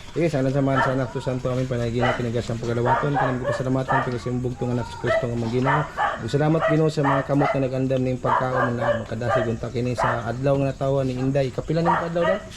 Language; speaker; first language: Filipino; non-native, local second language; Cebuano